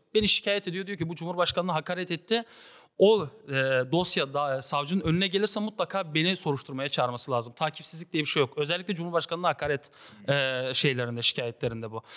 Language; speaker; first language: Turkish; native; Turkish